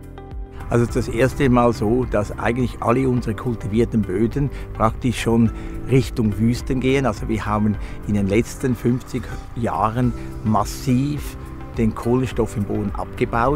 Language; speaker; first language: German; native; German